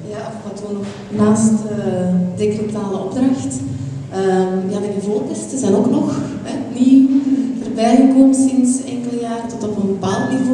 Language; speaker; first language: Dutch; native; Dutch